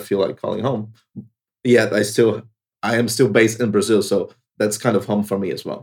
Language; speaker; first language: English; non-native, fluent; Portuguese